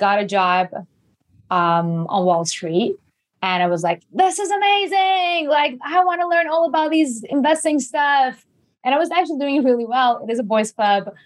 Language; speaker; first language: English; non-native, fluent; Persian